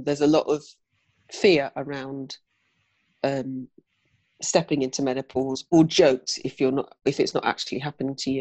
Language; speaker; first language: English; native; English